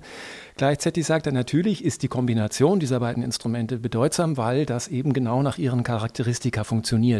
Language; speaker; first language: German; native; German